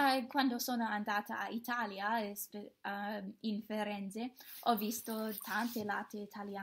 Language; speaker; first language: Italian; non-native, learner; English